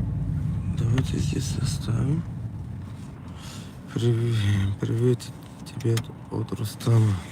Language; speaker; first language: Russian; non-native, fluent; Tajik